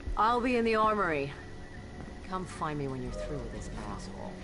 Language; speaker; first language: English; native; English